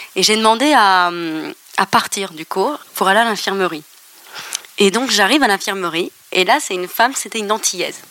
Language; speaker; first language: French; native; French